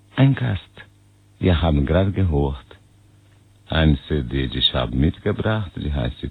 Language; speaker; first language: German; non-native, fluent; Portuguese